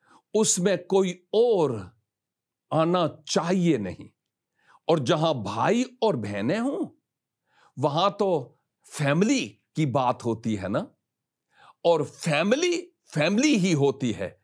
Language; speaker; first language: Urdu; native; Urdu